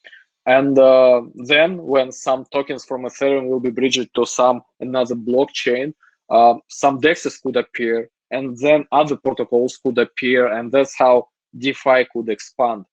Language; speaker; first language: English; non-native, fluent; Russian